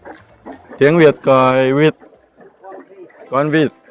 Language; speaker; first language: Vietnamese; non-native, learner; Thai